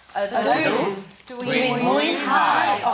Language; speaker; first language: Welsh; non-native, learner; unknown